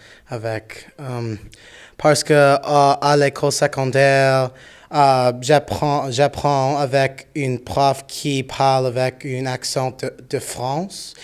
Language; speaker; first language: French; non-native, learner; English